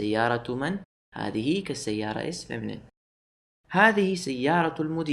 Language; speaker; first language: Arabic; non-native, fluent; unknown